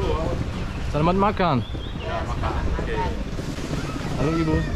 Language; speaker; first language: Indonesian; non-native, learner; German